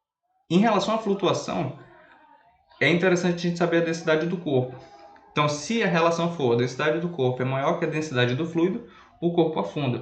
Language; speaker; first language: Portuguese; native; Portuguese